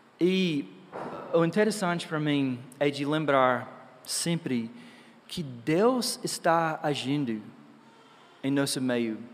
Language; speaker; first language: Portuguese; non-native, fluent; English